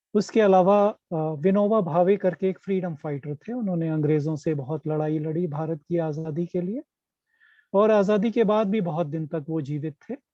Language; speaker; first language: Hindi; native; Hindi